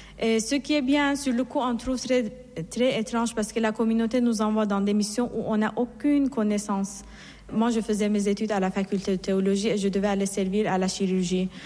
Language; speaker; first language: French; non-native, fluent; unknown